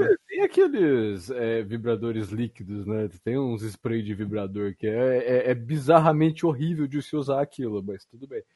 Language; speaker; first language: Portuguese; native; Portuguese